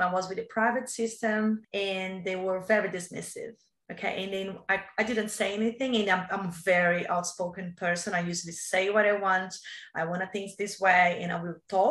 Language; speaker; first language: English; non-native, fluent; Portuguese